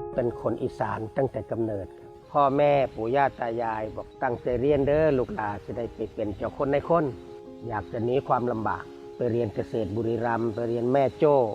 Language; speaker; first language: Thai; native; Thai